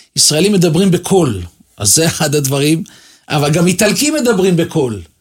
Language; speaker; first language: Hebrew; native; Hebrew